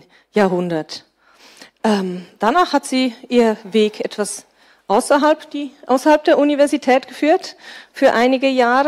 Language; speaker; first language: German; native; German